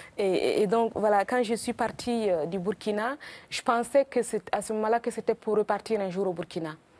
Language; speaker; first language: French; non-native, local second language; Mossi